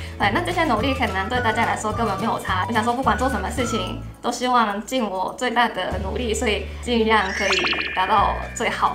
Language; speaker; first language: Chinese; non-native, fluent; Japanese